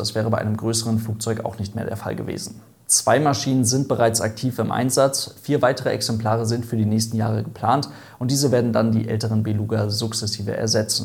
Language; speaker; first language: German; native; German